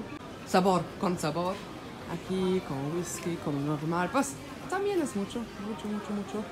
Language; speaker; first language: Spanish; non-native, learner; German